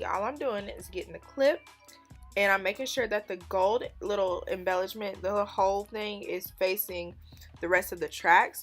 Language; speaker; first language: English; native; English